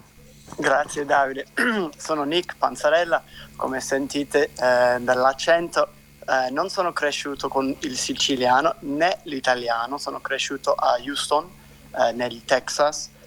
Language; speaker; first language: Italian; non-native, fluent; English